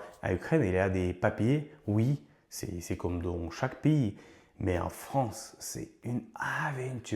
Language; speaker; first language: French; non-native, learner; Ukrainian